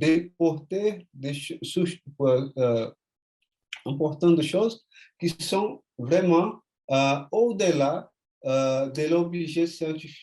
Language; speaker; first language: French; non-native, fluent; Portuguese